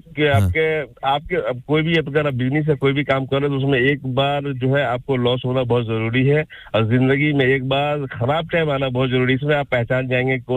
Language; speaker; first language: Hindi; native; Hindi